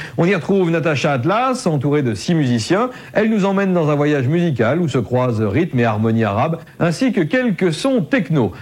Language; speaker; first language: French; native; French